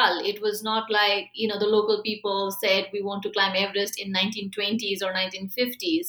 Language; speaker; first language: English; non-native, local second language; Nepali